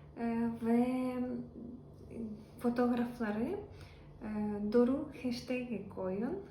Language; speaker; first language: Turkish; non-native, learner; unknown